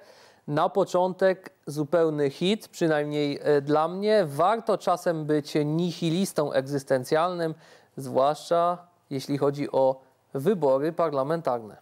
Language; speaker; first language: Polish; native; Polish